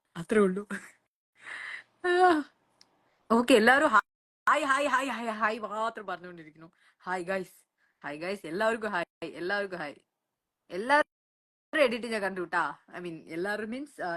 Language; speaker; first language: Malayalam; non-native, local second language; Tamil